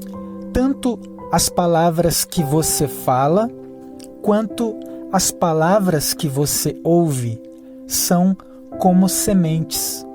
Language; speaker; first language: Portuguese; native; Portuguese